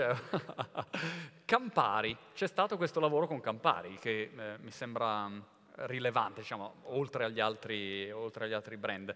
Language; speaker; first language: Italian; native; Italian